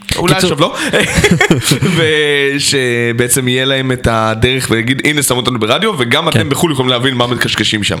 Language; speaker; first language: Hebrew; native; Hebrew